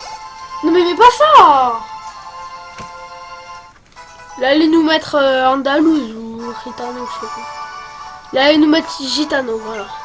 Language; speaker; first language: French; native; French